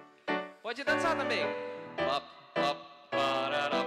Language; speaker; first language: Portuguese; non-native, learner; Filipino